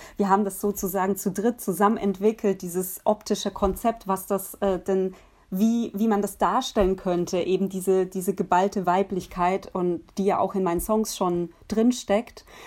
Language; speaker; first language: German; early bilingual, other home language; Polish